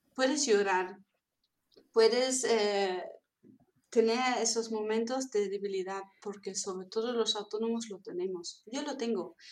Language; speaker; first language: Spanish; non-native, fluent; German